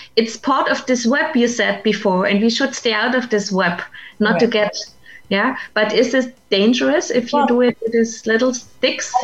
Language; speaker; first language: English; non-native, fluent; German